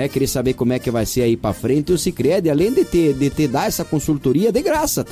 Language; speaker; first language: Portuguese; native; Portuguese